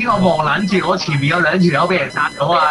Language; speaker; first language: Chinese; native; Chinese